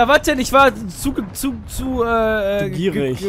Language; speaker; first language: German; native; German